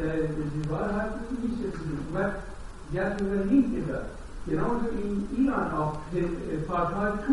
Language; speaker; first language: German; non-native, learner; Persian